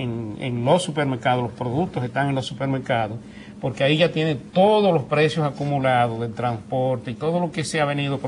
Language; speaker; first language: Spanish; native; Spanish